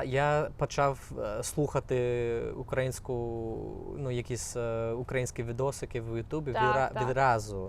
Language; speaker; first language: Ukrainian; non-native, fluent; English